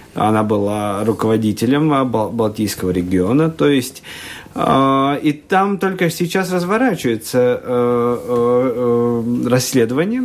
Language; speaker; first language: Russian; native; Russian